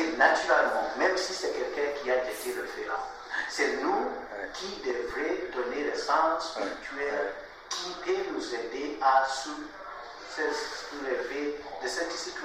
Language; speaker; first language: French; non-native, learner; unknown